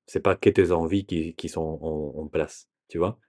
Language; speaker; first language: French; non-native, learner; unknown